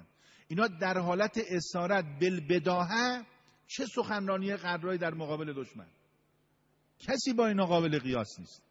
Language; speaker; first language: Persian; native; Persian